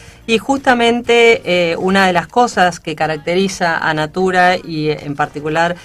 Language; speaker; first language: Spanish; native; Spanish